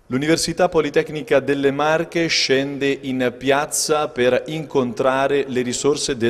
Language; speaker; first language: Italian; native; Italian